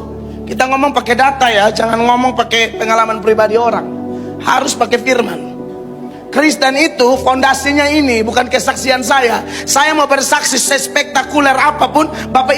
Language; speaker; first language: Indonesian; native; Indonesian